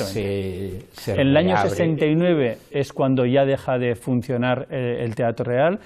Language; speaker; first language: Spanish; native; Spanish